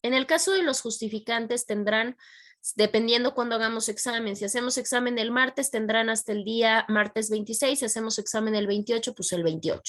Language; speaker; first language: Spanish; native; Spanish